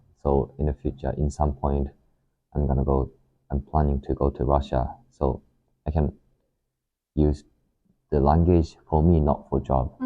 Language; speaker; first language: English; non-native, learner; Japanese